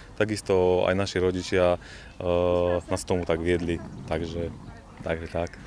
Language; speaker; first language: Slovak; native; Slovak